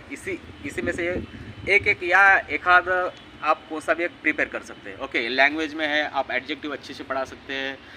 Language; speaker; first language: Hindi; non-native, local second language; Marathi